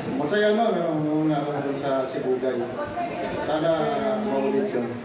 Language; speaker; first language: Filipino; non-native, local second language; Iloko